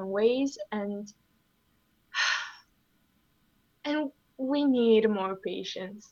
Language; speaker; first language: English; non-native, fluent; Italian